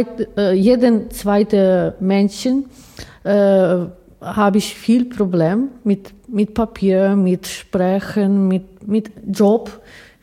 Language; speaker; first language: German; non-native, learner; Ukrainian